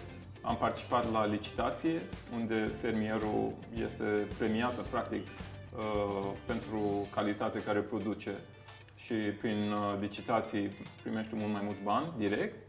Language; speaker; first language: Romanian; non-native, fluent; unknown